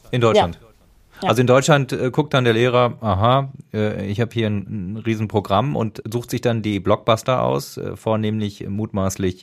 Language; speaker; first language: German; native; German